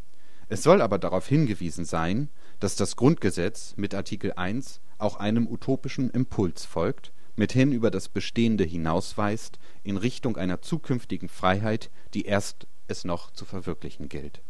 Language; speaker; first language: German; native; German